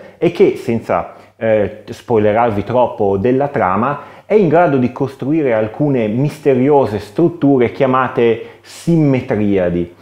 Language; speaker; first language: Italian; native; Italian